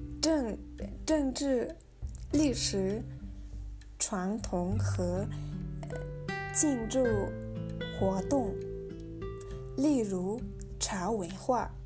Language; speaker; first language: Chinese; non-native, learner; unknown